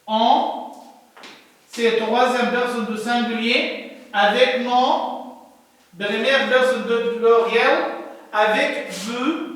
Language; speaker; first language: French; non-native, learner; Arabic